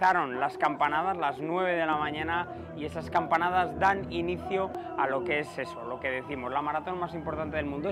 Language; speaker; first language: Spanish; native; Spanish